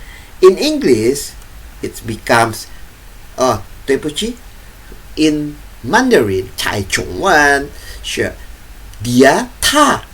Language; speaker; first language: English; non-native, fluent; Indonesian